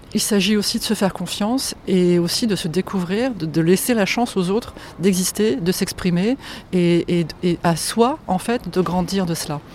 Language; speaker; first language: French; non-native, fluent; Polish